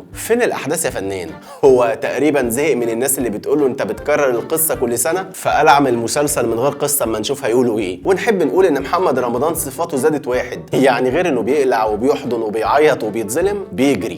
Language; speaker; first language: Arabic; native; Arabic